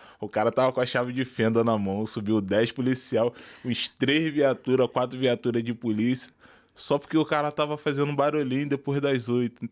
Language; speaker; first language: Portuguese; native; Portuguese